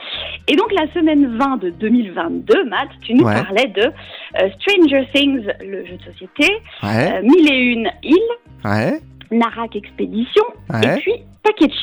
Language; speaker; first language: French; native; French